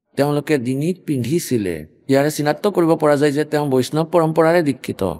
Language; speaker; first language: Assamese; native; Assamese